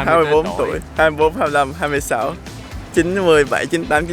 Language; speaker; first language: Vietnamese; native; Vietnamese